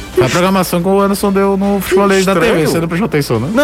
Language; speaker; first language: Portuguese; native; Portuguese